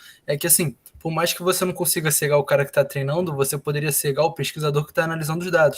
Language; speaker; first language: Portuguese; native; Portuguese